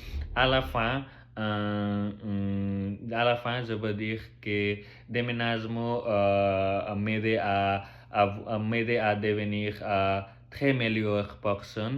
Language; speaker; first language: French; non-native, learner; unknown